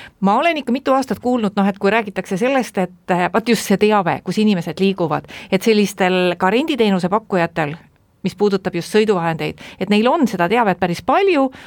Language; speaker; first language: Estonian; native; Estonian